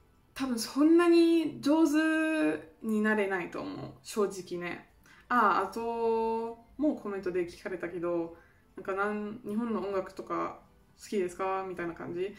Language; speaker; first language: Japanese; non-native, fluent; German